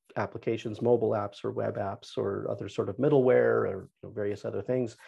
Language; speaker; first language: English; native; English